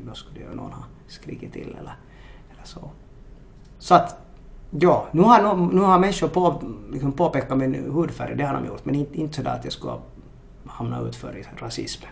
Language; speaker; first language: Swedish; native; Swedish